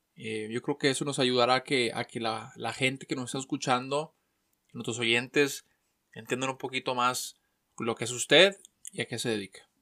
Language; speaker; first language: Spanish; native; Spanish